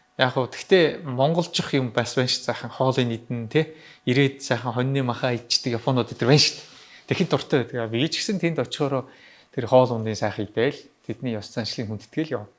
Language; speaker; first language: Mongolian; native; Mongolian